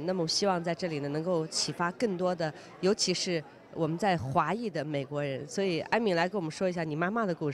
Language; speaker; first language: Chinese; native; Chinese